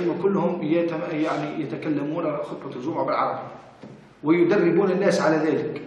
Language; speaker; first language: Arabic; native; Arabic